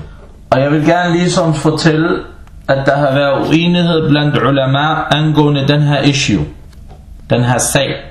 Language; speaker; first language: Danish; early bilingual, other home language; Arabic